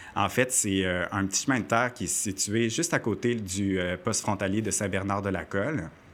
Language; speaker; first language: French; native; French